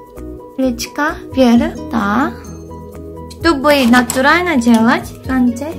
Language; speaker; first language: Russian; non-native, fluent; Korean